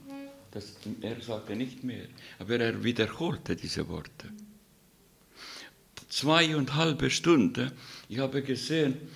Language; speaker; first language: German; non-native, learner; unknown